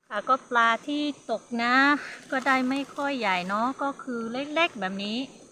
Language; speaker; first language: Thai; non-native, local second language; Hmong